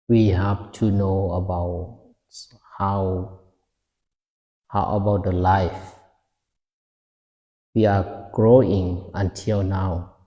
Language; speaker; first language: English; non-native, fluent; Lao